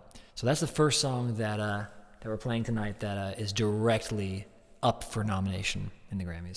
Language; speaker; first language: English; native; English